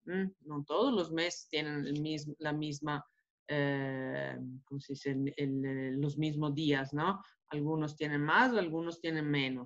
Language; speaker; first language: Spanish; non-native, fluent; Italian